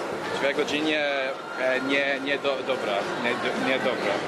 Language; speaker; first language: Polish; non-native, learner; English